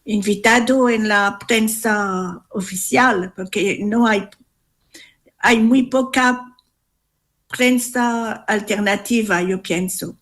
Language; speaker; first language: Spanish; non-native, learner; French